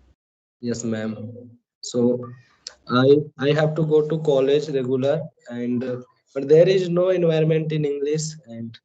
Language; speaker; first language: English; non-native, learner; Hindi